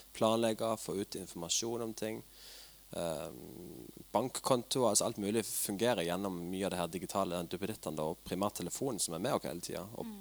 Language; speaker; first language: Norwegian; native; Norwegian